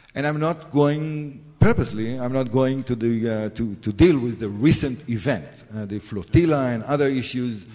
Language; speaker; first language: English; non-native, fluent; Hebrew